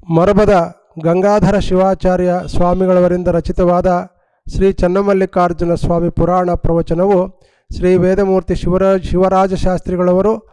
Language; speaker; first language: Kannada; native; Kannada